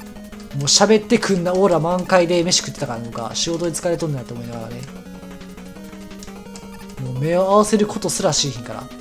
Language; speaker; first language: Japanese; native; Japanese